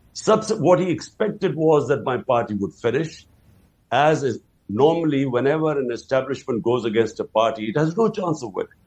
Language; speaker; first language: English; non-native, local second language; Urdu